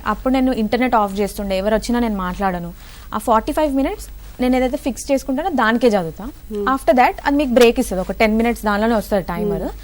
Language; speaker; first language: Telugu; native; Telugu